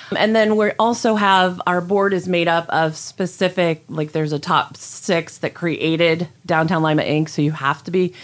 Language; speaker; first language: English; native; English